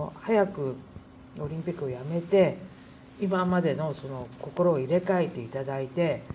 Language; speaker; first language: Japanese; native; Japanese